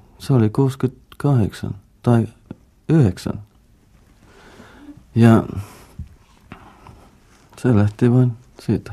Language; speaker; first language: Finnish; non-native, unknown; English